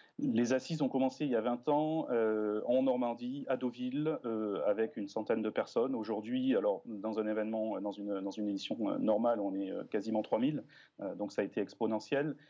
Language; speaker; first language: French; native; French